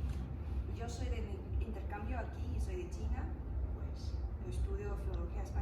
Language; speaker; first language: Spanish; non-native, fluent; Chinese